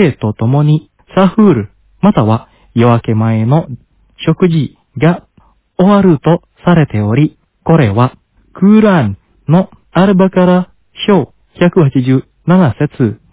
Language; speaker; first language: Japanese; non-native, fluent; Indonesian